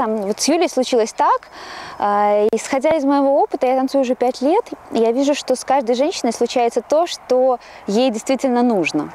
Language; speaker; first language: Russian; native; Russian